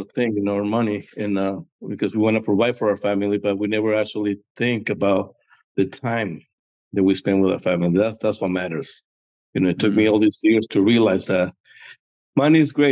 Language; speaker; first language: English; non-native, fluent; Spanish